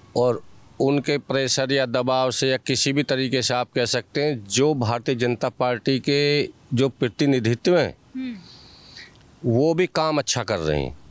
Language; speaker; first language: Hindi; native; Hindi